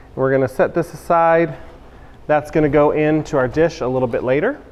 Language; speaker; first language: English; native; English